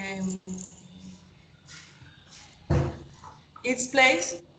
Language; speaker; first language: English; non-native, learner; Spanish